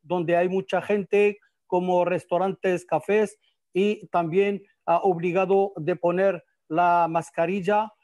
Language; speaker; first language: Spanish; non-native, fluent; Arabic